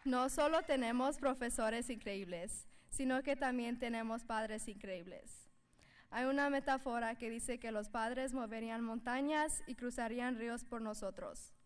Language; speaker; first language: Spanish; early bilingual, heritage; Spanish